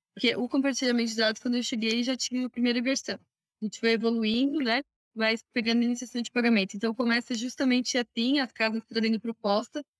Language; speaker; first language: Portuguese; native; Portuguese